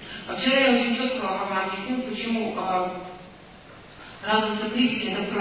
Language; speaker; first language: Russian; native; Russian